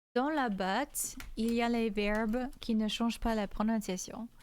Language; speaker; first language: French; non-native, fluent; English